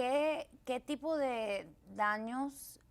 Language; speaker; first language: Spanish; early bilingual, heritage; Spanish